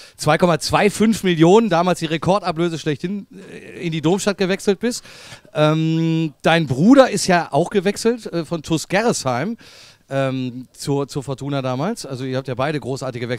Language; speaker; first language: German; native; German